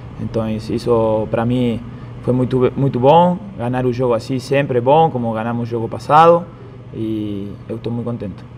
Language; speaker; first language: Portuguese; non-native, fluent; Spanish